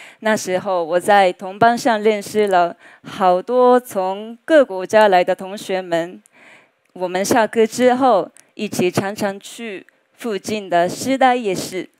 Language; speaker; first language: Chinese; non-native, fluent; Japanese